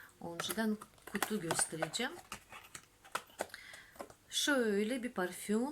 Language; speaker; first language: Turkish; non-native, fluent; Russian